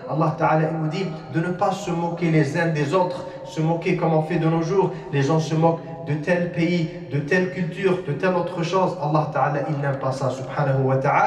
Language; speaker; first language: French; non-native, local second language; Arabic